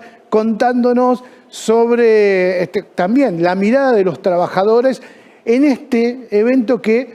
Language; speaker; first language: Spanish; native; Spanish